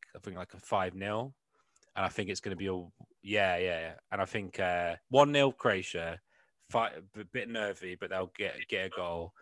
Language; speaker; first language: English; native; English